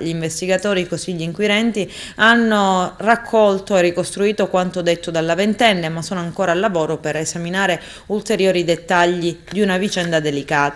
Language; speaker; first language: Italian; native; Italian